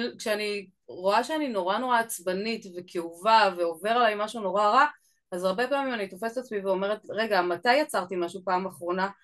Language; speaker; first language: Hebrew; early bilingual, other home language; Russian